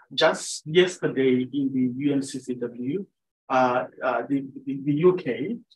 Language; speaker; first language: English; non-native, local second language; Shona